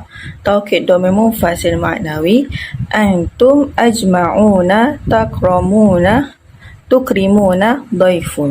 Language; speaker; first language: Arabic; non-native, learner; Malay